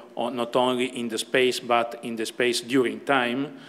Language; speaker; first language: English; non-native, fluent; Italian